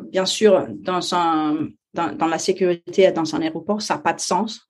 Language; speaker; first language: French; non-native, fluent; Danish